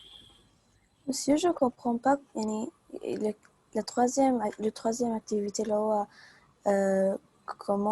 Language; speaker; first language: French; non-native, learner; Arabic